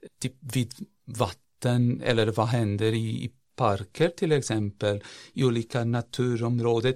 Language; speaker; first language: Swedish; non-native, fluent; Portuguese